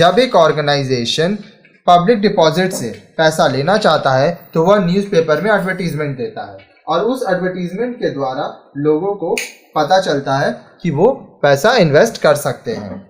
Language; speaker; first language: Hindi; native; Hindi